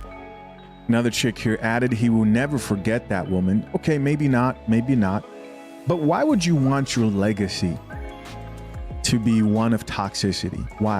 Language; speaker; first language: English; native; English